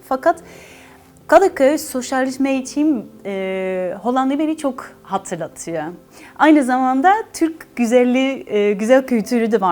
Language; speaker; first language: Turkish; non-native, learner; Dutch